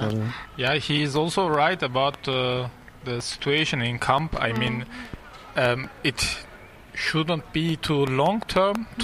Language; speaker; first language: English; non-native, fluent; German